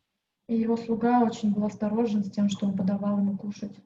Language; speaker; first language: Russian; native; Russian